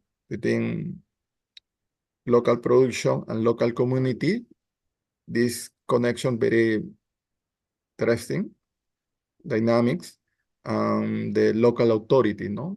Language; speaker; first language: English; non-native, learner; Spanish